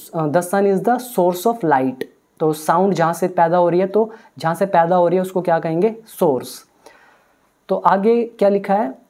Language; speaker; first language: Hindi; native; Hindi